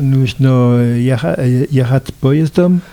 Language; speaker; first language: Russian; non-native, learner; French